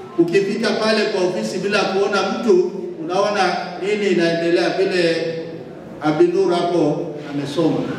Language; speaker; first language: Swahili; non-native, local second language; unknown